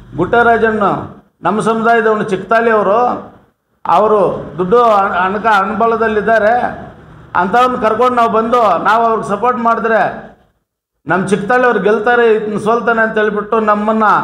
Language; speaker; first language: Kannada; native; Kannada